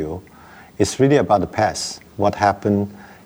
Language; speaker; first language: English; non-native, local second language; Wu Chinese